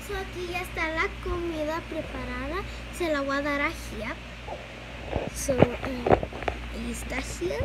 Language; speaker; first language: Spanish; early bilingual, heritage; Spanish